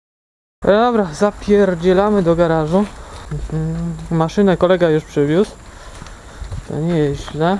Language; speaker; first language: Polish; native; Polish